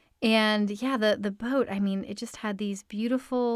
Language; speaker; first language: English; native; English